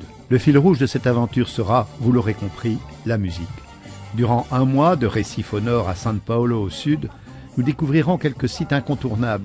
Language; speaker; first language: French; native; French